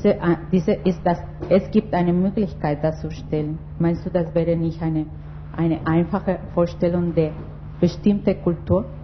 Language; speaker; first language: German; non-native, fluent; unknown